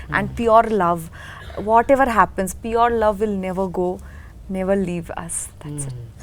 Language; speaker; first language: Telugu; non-native, learner; Bangla